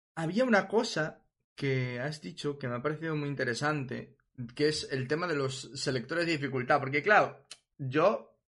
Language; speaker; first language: Spanish; native; Spanish